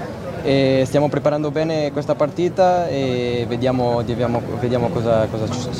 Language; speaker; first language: Italian; non-native, fluent; Portuguese